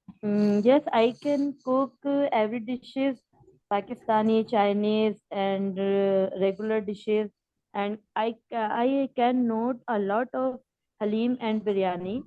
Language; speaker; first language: English; non-native, learner; Urdu